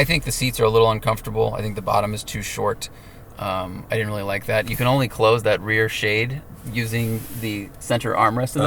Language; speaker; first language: English; native; English